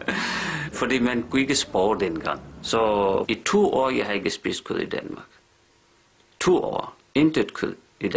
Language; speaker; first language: Danish; non-native, fluent; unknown